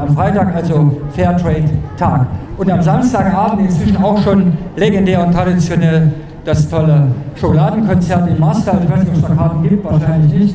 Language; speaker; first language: German; native; German